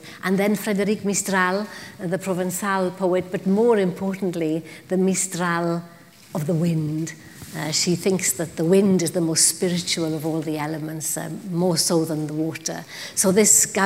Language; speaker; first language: English; non-native, local second language; Welsh